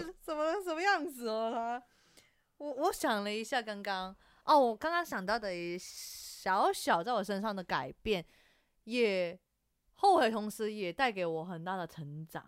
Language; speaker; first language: Chinese; non-native, local second language; Cantonese